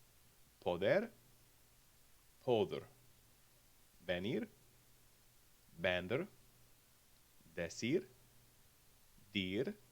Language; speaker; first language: Spanish; non-native, fluent; English